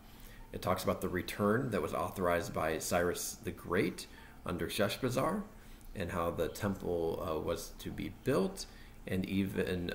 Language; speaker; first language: English; native; English